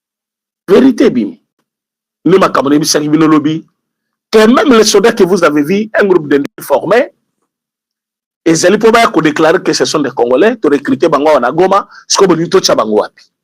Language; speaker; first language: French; non-native, local second language; Lingala